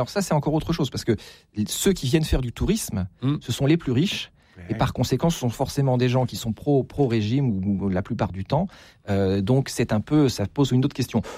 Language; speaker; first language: French; native; French